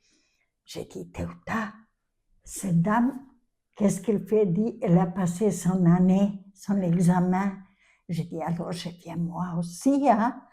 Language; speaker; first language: French; non-native, fluent; Albanian